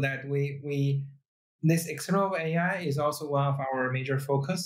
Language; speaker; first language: English; non-native, fluent; Chinese